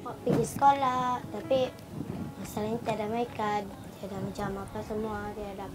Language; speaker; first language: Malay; non-native, local second language; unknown